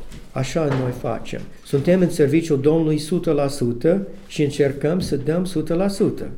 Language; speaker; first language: Romanian; non-native, learner; English